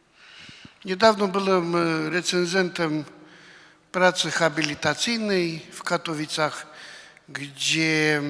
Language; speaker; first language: Polish; non-native, fluent; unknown